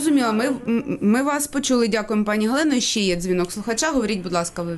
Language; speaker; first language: Ukrainian; native; Ukrainian